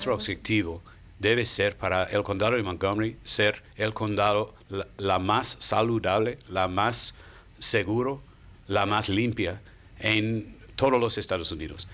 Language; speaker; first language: Spanish; non-native, fluent; English